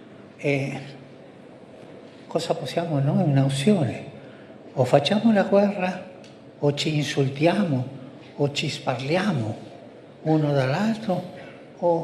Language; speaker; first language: Italian; non-native, fluent; Spanish